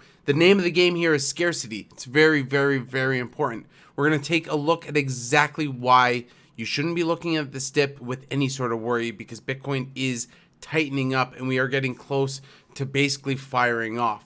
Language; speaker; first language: English; native; English